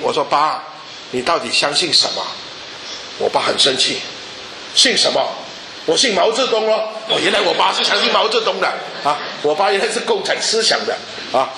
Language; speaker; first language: Chinese; native; Chinese